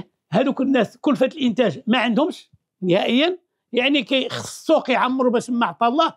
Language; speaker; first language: Arabic; native; Arabic